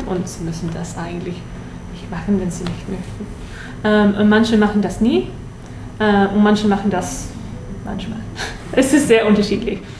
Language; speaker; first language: German; non-native, learner; English